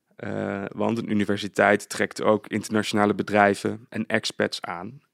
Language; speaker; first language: Dutch; native; Dutch